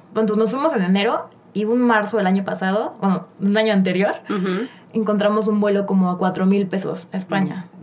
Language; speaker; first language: Spanish; native; Spanish